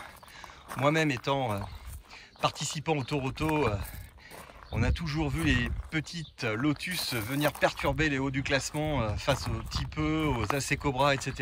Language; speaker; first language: French; native; French